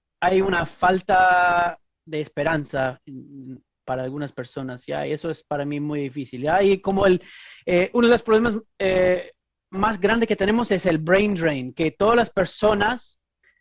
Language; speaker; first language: Spanish; non-native, fluent; English